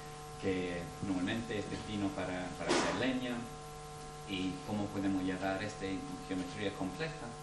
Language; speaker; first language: Spanish; non-native, fluent; English